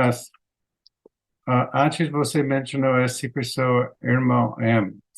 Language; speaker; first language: Portuguese; non-native, learner; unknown